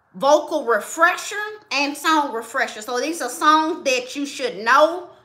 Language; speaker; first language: English; native; English